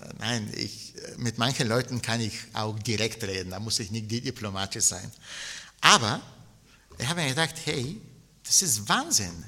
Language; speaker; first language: German; non-native, fluent; Bulgarian